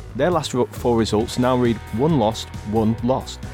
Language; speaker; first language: English; native; English